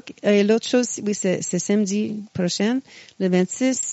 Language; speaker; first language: French; non-native, local second language; English